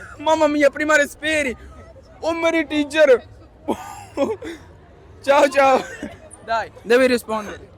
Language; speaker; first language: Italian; non-native, learner; Urdu